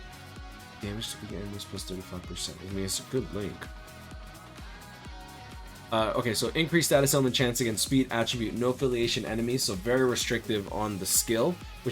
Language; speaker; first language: English; native; English